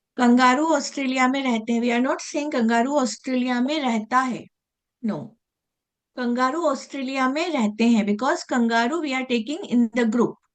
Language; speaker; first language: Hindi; native; Hindi